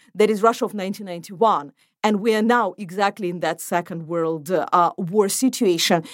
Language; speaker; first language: English; non-native, fluent; Ukrainian